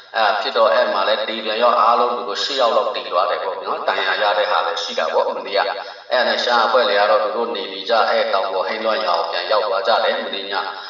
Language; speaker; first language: Burmese; non-native, local second language; Shan